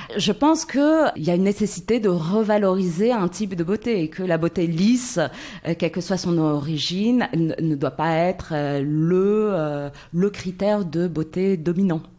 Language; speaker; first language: French; non-native, local second language; Arabic